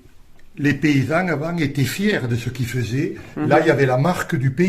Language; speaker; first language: French; native; French